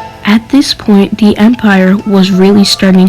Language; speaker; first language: English; native; English